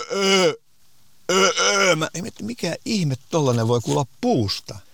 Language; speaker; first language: Finnish; native; Finnish